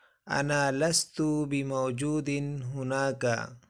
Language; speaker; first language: Arabic; non-native, fluent; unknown